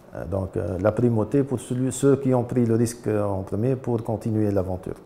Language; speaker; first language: French; non-native, local second language; Arabic